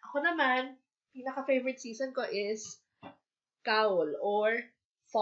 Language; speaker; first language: Korean; non-native, fluent; Filipino